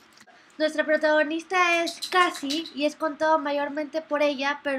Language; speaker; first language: Spanish; native; Spanish